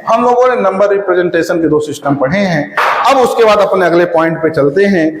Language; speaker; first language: Hindi; native; Hindi